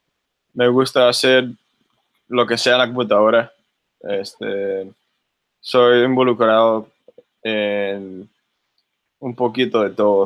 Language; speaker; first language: Spanish; early bilingual, other home language; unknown